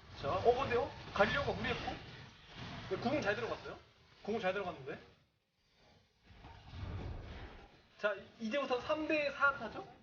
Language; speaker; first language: Korean; native; Korean